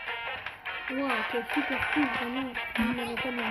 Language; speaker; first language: French; native; French